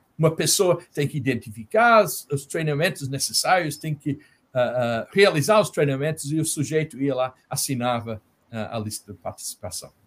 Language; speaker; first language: Portuguese; non-native, fluent; English